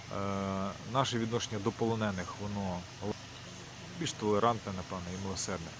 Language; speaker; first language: Ukrainian; native; Ukrainian